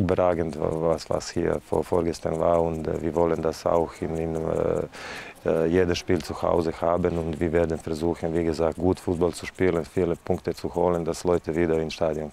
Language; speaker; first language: German; non-native, fluent; Serbian